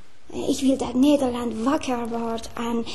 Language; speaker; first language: Dutch; non-native, fluent; Persian